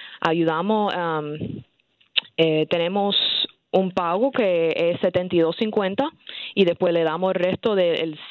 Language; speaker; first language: Spanish; early bilingual, heritage; Spanish